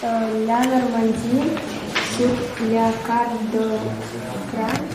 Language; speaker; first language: French; non-native, learner; Russian